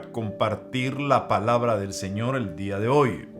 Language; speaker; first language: Spanish; native; Spanish